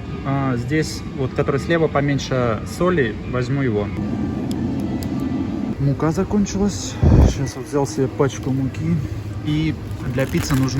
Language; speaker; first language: Russian; native; Russian